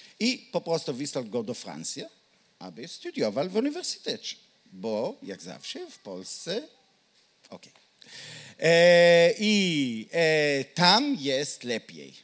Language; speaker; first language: Polish; non-native, learner; Hebrew